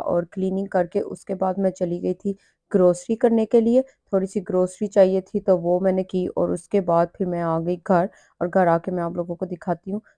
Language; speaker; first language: Urdu; native; Urdu